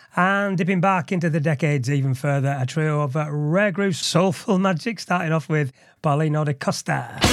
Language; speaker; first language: English; native; English